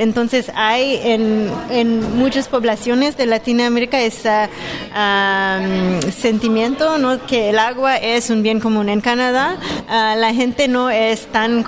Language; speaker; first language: Spanish; non-native, fluent; French